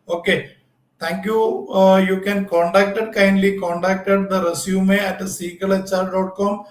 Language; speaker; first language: English; non-native, local second language; Malayalam